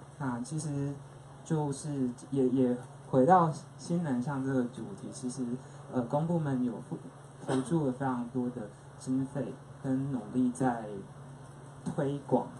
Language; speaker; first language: Chinese; native; Chinese